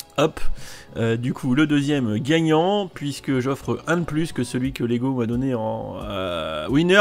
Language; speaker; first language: French; native; French